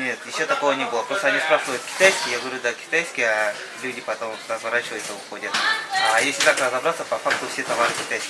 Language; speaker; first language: Russian; native; Russian